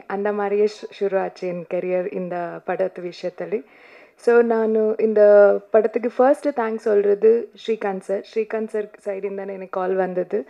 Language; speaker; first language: Tamil; non-native, learner; Kannada